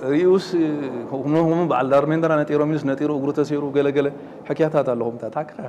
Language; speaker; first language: Tigrinya; native; Tigrinya